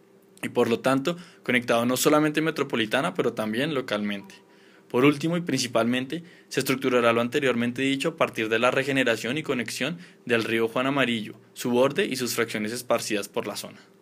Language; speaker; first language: Spanish; native; Spanish